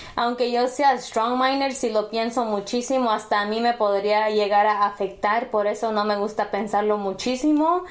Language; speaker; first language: Spanish; early bilingual, heritage; Spanish